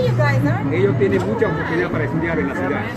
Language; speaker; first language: Spanish; non-native, local second language; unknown